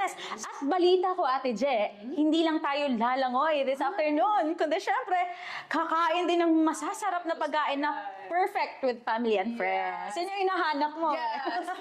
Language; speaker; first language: Filipino; non-native, local second language; Cebuano